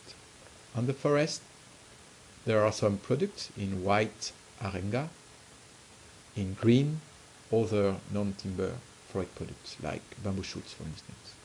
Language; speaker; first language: English; non-native, fluent; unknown